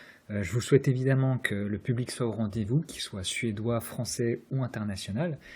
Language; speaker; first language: French; native; French